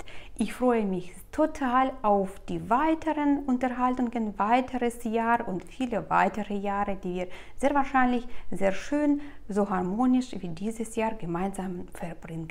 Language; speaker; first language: German; non-native, fluent; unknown